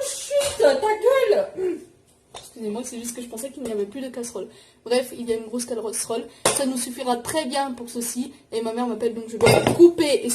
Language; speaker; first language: French; native; French